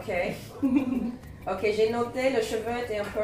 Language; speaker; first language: French; non-native, learner; English